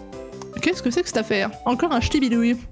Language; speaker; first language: French; native; French